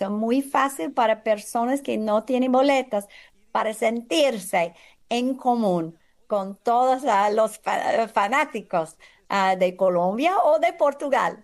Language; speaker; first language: Spanish; non-native, fluent; English